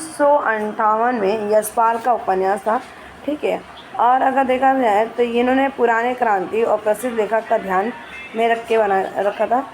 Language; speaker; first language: Hindi; native; Hindi